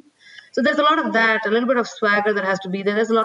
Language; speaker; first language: English; non-native, local second language; Tamil